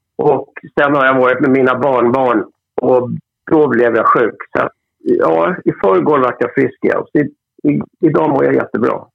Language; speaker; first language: Swedish; native; Swedish